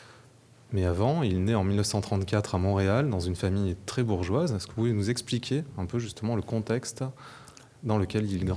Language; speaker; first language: French; native; French